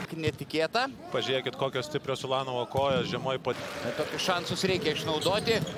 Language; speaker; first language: Lithuanian; native; Lithuanian